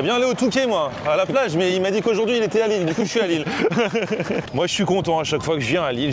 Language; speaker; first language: French; native; French